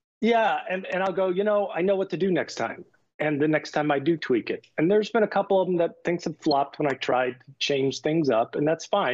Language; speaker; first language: English; native; English